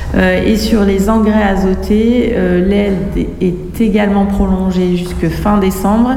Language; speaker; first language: French; native; French